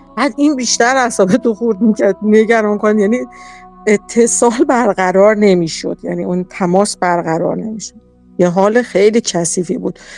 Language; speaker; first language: Persian; native; Persian